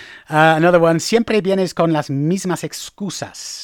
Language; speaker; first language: Spanish; non-native, fluent; English